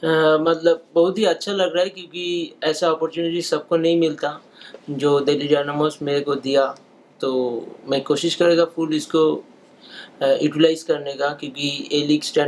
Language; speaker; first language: Hindi; non-native, local second language; Bangla